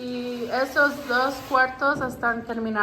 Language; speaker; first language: Spanish; non-native, learner; English